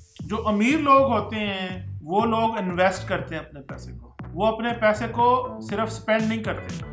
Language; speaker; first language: Urdu; non-native, local second language; Punjabi